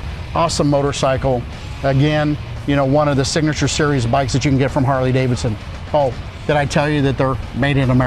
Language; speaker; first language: English; native; English